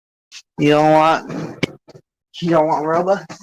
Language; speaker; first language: English; native; English